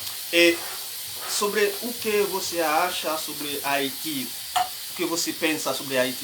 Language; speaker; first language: Portuguese; non-native, learner; Haitian Creole